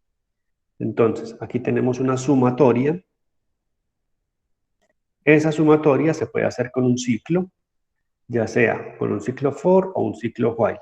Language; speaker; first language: Spanish; native; Spanish